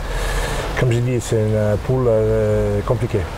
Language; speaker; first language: French; non-native, learner; English